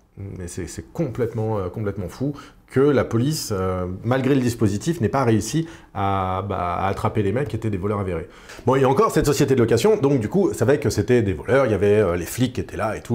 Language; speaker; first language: French; native; French